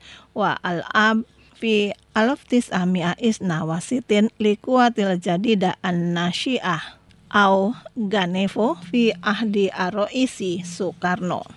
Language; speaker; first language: Arabic; non-native, fluent; Indonesian